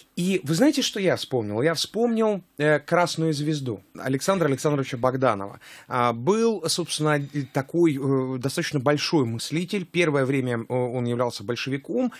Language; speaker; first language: Russian; native; Russian